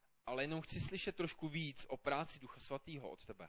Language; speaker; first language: Czech; native; Czech